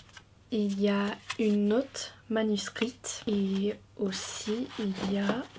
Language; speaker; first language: French; non-native, fluent; English